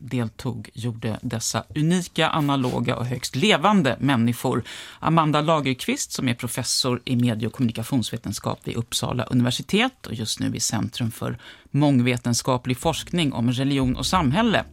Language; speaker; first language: Swedish; native; Swedish